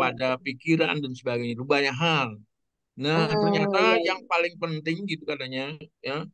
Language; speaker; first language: Indonesian; native; Indonesian